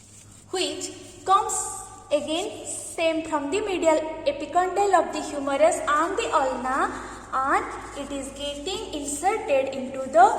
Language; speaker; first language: English; non-native, local second language; Hindi